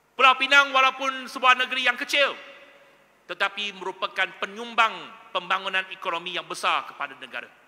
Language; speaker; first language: Malay; non-native, local second language; Chinese